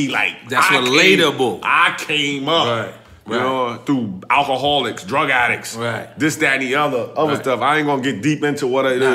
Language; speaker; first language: English; native; English